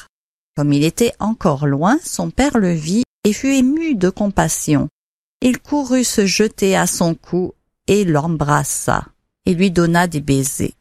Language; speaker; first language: French; native; French